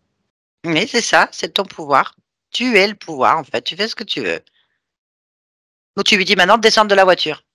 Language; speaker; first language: French; native; French